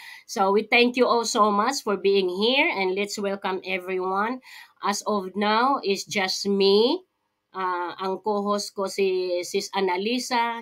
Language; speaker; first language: English; non-native, local second language; Filipino